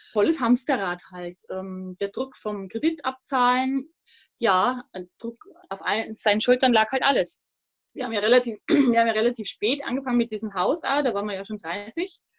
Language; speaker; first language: German; native; German